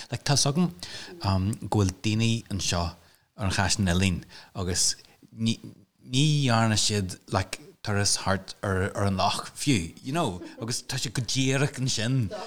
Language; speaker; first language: Irish; non-native, local second language; English